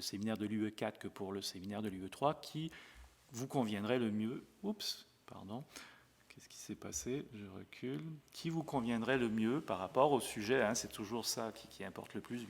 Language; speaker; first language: French; native; French